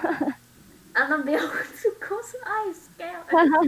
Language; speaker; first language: English; non-native, learner; Vietnamese